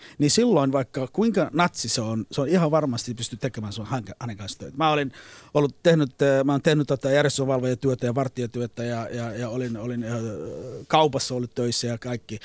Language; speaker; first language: Finnish; non-native, fluent; Somali